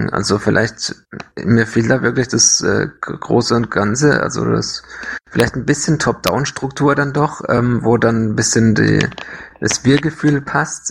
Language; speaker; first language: German; native; German